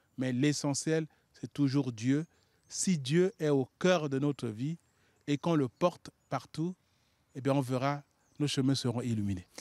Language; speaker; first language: French; non-native, local second language; Sango